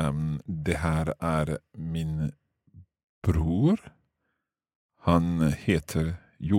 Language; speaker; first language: Swedish; non-native, learner; English